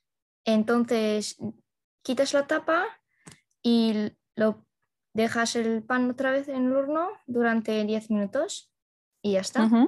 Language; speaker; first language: Spanish; non-native, learner; Dutch